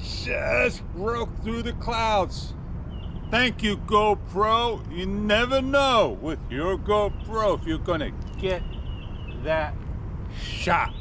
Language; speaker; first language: English; native; English